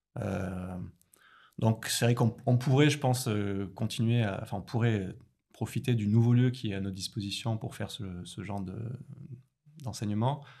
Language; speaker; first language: French; native; French